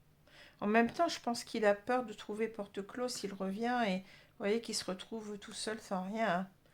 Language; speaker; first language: French; native; French